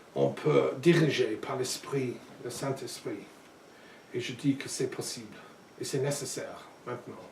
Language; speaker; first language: French; non-native, learner; English